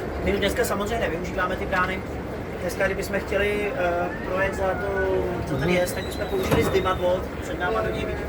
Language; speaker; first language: Czech; native; Czech